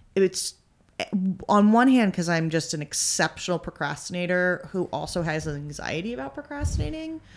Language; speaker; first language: English; native; English